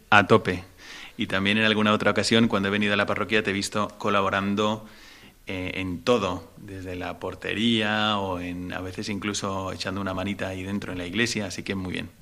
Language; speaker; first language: Spanish; native; Spanish